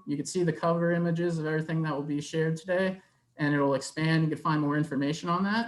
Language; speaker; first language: English; native; English